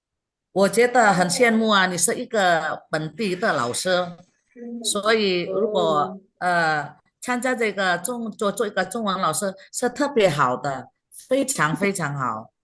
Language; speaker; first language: Chinese; non-native, fluent; Indonesian